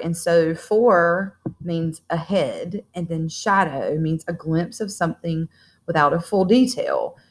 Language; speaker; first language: English; native; English